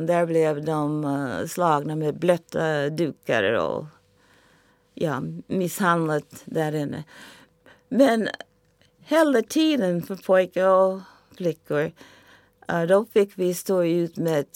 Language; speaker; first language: Swedish; non-native, fluent; English